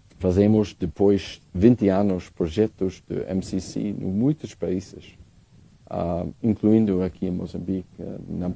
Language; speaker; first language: Portuguese; non-native, learner; English